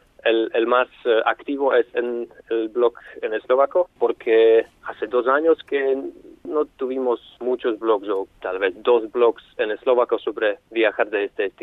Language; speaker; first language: Spanish; non-native, fluent; Slovak